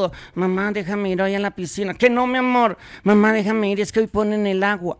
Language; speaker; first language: Spanish; native; Spanish